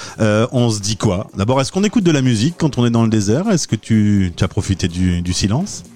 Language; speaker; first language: French; native; French